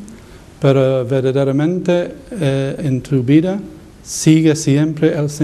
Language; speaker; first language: Spanish; non-native, learner; English